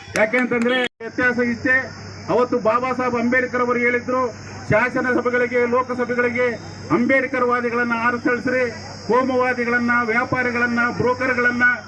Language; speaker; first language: Kannada; native; Kannada